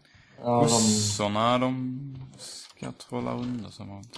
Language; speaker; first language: Swedish; native; Swedish